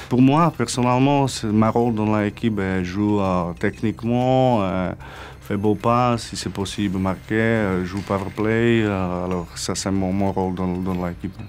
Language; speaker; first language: French; non-native, learner; Slovak